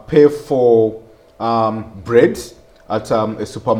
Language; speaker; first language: English; non-native, local second language; Ganda